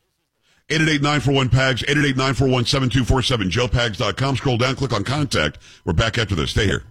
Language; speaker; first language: English; native; English